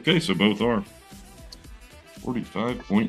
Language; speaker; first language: English; native; English